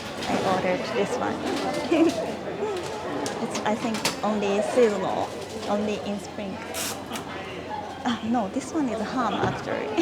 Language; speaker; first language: English; non-native, fluent; Japanese